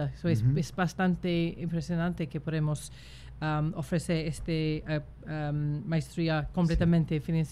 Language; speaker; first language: Spanish; non-native, fluent; English